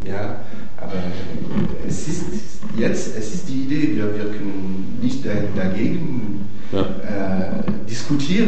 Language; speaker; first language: German; non-native, fluent; French